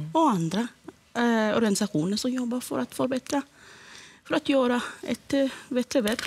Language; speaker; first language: Swedish; non-native, fluent; Spanish